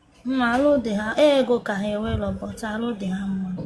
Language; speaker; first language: Igbo; native; Igbo